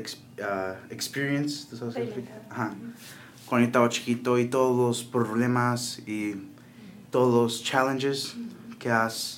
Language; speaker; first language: Spanish; early bilingual, heritage; Spanish